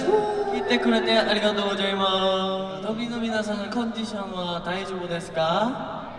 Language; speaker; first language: Japanese; non-native, learner; Korean